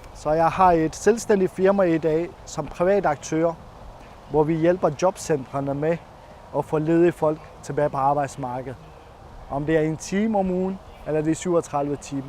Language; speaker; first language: Danish; non-native, fluent; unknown